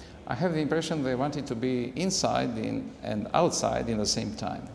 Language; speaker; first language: English; non-native, fluent; Romanian